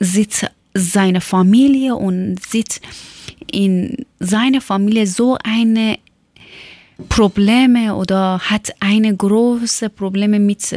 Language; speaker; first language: German; non-native, fluent; Persian